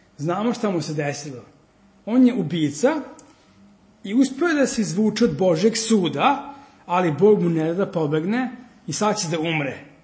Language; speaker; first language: Serbian; early bilingual, heritage; Serbian